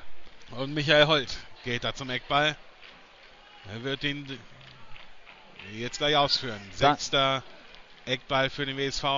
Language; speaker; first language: German; native; German